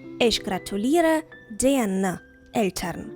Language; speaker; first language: German; non-native, fluent; Ukrainian